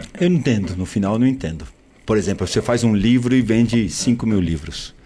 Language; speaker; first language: Portuguese; early bilingual, other home language; Spanish